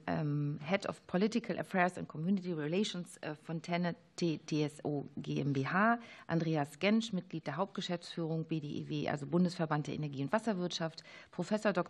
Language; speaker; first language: German; native; German